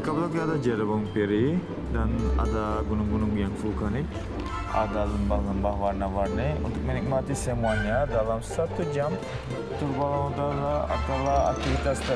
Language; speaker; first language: Indonesian; non-native, learner; Turkish